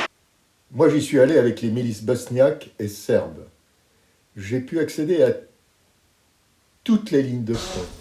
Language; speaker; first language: French; native; French